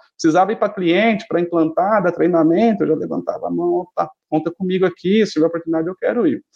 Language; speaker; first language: Portuguese; native; Portuguese